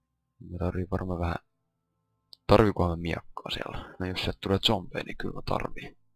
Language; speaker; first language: Finnish; native; Finnish